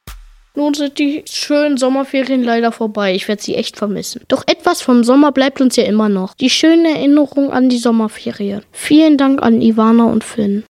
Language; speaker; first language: German; native; German